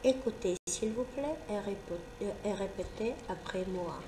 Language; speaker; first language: French; non-native, fluent; Ukrainian